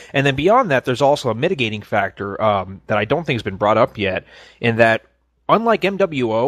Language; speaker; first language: English; native; English